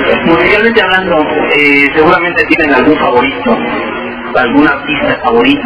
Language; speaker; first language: Spanish; native; Spanish